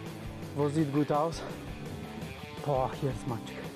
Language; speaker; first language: German; non-native, learner; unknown